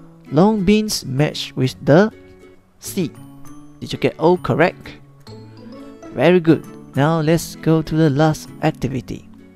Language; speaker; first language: English; non-native, local second language; Chinese